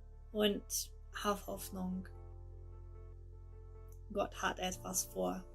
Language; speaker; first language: German; non-native, learner; English